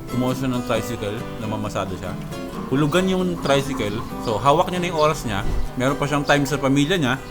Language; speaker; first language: Filipino; native; Filipino